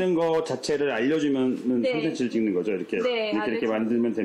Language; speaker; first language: Korean; native; Korean